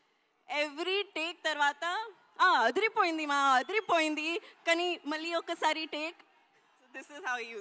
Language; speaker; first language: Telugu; non-native, learner; Hindi